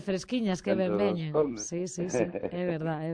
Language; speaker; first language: Spanish; non-native, local second language; Galician